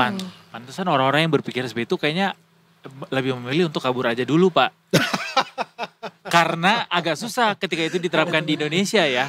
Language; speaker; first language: Indonesian; native; Indonesian